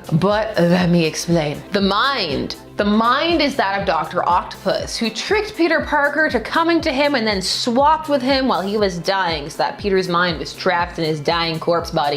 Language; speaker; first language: English; native; English